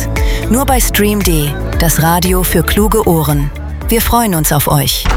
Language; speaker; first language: German; native; German